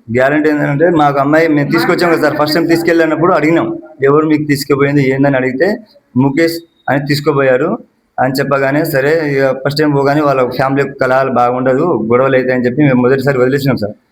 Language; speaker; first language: Telugu; non-native, local second language; Lambadi